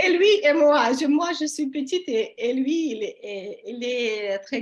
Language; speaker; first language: French; non-native, learner; Russian